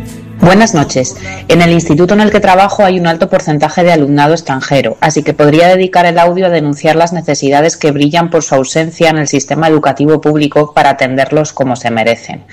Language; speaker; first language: Spanish; native; Spanish